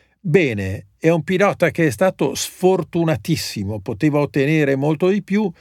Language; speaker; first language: Italian; native; Italian